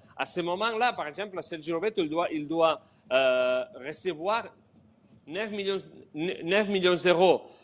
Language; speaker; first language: French; non-native, learner; Catalan